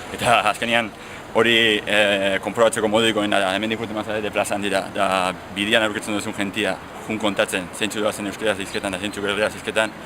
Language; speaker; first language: Basque; native; Basque